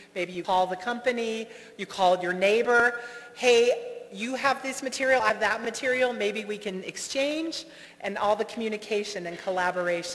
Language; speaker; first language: English; native; English